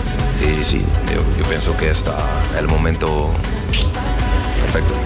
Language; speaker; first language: Spanish; non-native, learner; French